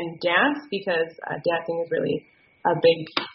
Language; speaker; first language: English; native; English